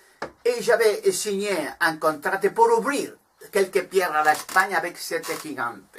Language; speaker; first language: French; non-native, learner; Spanish